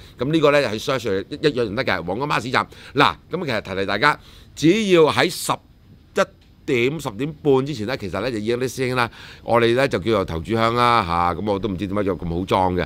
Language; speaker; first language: Cantonese; native; Cantonese